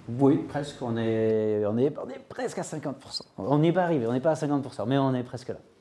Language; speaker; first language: French; native; French